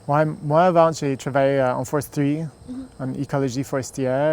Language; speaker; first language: French; non-native, local second language; English